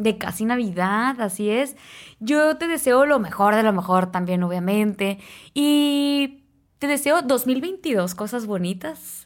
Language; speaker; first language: Spanish; native; Spanish